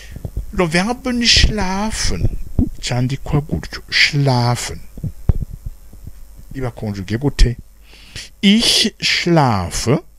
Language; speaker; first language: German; non-native, fluent; Rundi